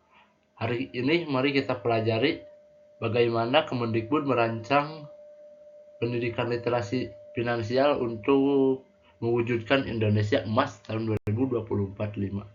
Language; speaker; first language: Indonesian; native; Indonesian